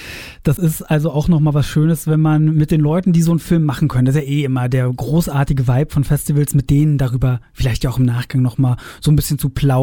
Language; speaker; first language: German; native; German